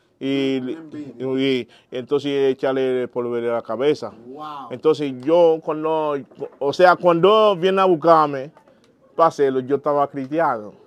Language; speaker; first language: Spanish; non-native, learner; Haitian Creole